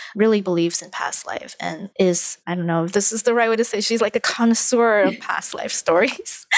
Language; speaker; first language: English; non-native, local second language; Chinese